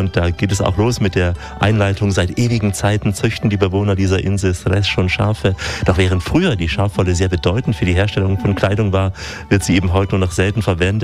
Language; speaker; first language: German; native; German